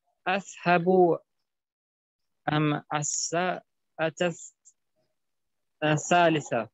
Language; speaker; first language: Arabic; non-native, learner; German